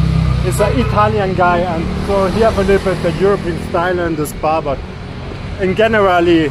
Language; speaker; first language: English; non-native, learner; German